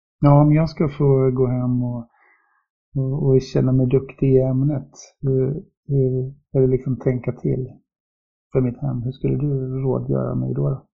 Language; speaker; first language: Swedish; native; Swedish